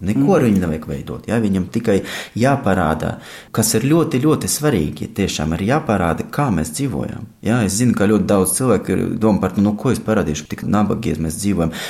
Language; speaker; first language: Latvian; non-native, fluent; Russian